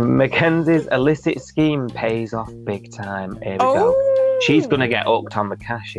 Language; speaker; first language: English; native; English